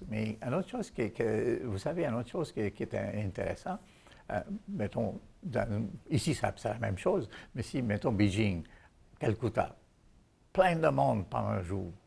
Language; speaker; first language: French; non-native, fluent; Bangla